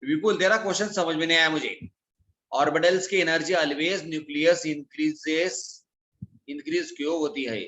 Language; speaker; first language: Hindi; non-native, local second language; Marathi